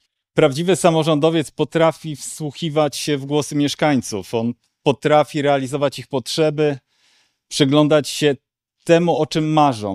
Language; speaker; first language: Polish; native; Polish